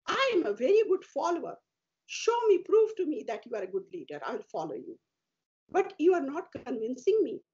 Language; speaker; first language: Hindi; native; Hindi